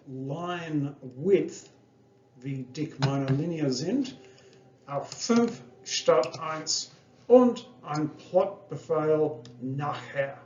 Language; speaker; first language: German; non-native, fluent; English